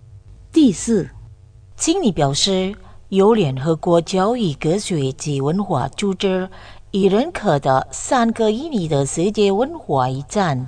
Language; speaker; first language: Chinese; non-native, learner; Indonesian